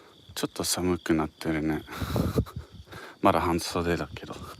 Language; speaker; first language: Japanese; non-native, fluent; English